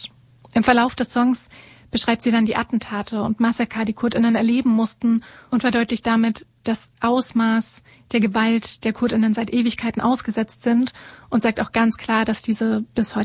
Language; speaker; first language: German; native; German